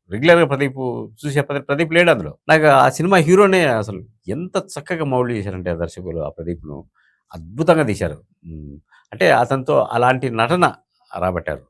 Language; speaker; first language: Telugu; native; Telugu